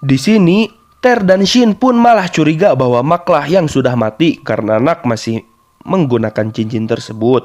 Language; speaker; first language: Indonesian; native; Indonesian